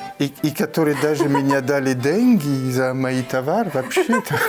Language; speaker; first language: Russian; non-native, learner; French